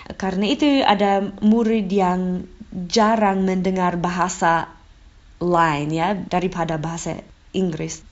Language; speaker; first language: Indonesian; non-native, fluent; English